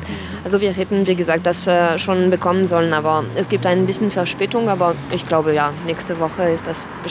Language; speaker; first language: German; non-native, fluent; French